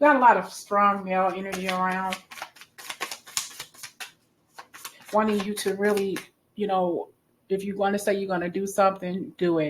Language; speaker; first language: English; native; English